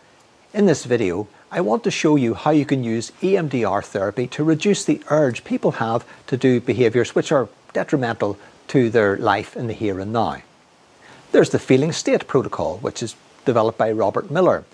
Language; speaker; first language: English; native; English